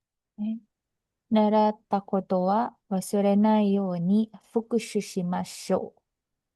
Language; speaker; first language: Japanese; non-native, learner; Filipino